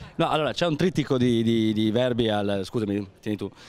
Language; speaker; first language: Italian; native; Italian